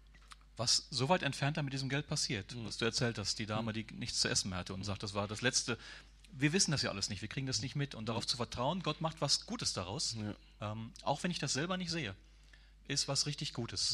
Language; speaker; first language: German; native; German